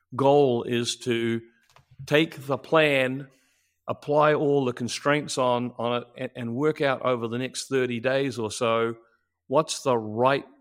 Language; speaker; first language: English; native; English